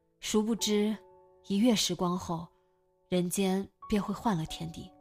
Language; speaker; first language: Chinese; native; Chinese